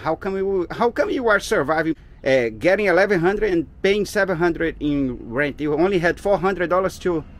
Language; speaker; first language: English; non-native, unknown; Portuguese